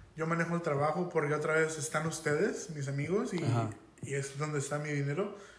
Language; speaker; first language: Spanish; native; Spanish